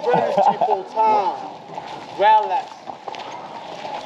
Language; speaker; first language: English; non-native, fluent; Spanish